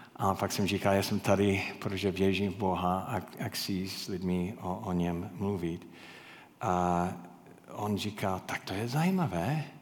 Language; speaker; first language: Czech; non-native, fluent; English